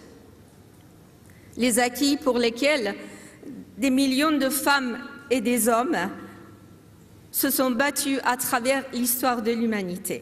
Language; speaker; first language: French; non-native, fluent; Persian